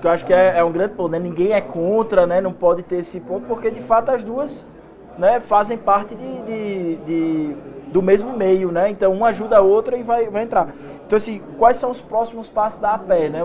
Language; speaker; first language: Portuguese; native; Portuguese